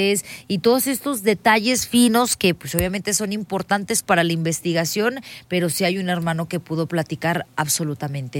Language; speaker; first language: Spanish; native; Spanish